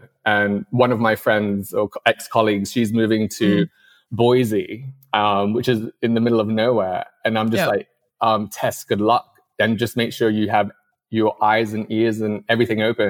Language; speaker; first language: English; non-native, local second language; Cantonese